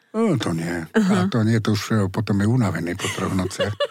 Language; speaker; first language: Slovak; native; Slovak